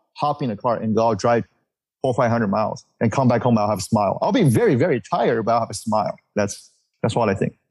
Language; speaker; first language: English; early bilingual, other home language; Chinese